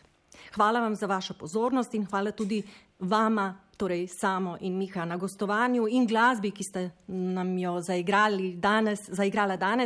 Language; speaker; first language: Slovenian; native; Slovenian